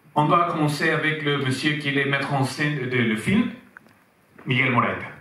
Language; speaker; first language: French; non-native, fluent; Spanish